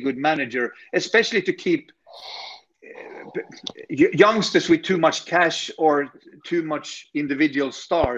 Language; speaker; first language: English; non-native, fluent; Swedish